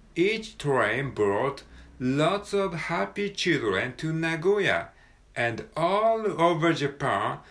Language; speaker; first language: English; non-native, learner; Japanese